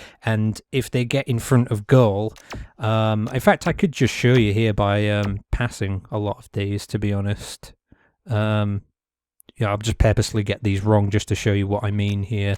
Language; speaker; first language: English; native; English